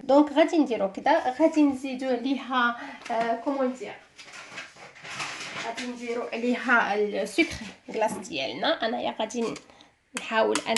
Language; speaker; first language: Arabic; native; Arabic